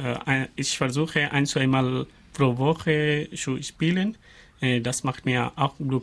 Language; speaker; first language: German; non-native, learner; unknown